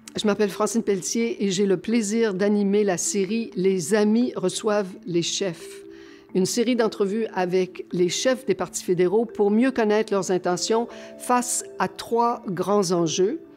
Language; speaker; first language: French; native; French